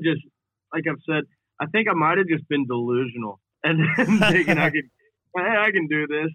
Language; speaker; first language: English; native; English